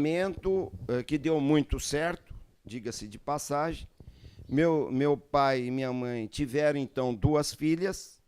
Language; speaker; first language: Portuguese; early bilingual, other home language; Arabic